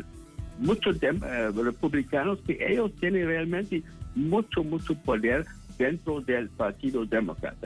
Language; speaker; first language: Spanish; non-native, fluent; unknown